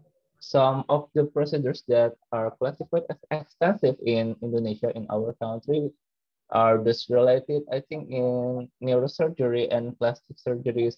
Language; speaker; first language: English; non-native, learner; Indonesian